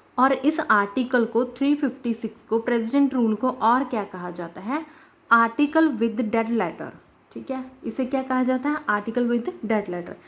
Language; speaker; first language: Hindi; native; Hindi